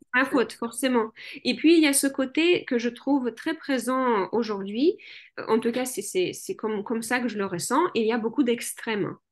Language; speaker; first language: French; early bilingual, other home language; Russian